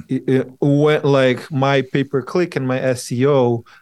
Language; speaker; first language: English; non-native, fluent; Portuguese